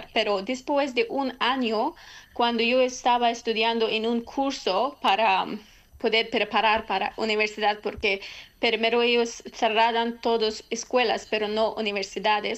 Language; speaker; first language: Spanish; non-native, learner; Persian